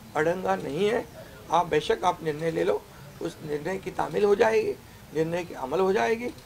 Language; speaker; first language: Hindi; non-native, local second language; Marathi